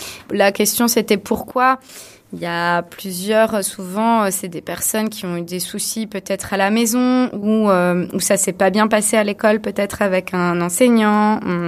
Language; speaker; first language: French; native; French